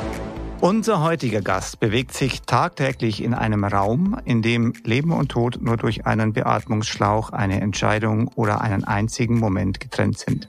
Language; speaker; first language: German; native; German